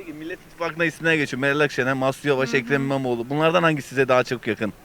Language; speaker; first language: Turkish; native; Turkish